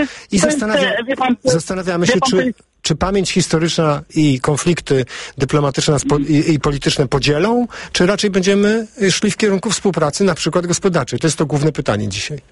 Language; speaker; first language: Polish; native; Polish